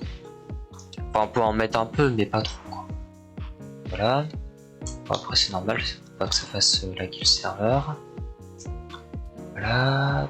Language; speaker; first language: French; native; French